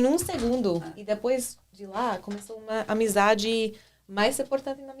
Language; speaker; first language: Portuguese; non-native, fluent; English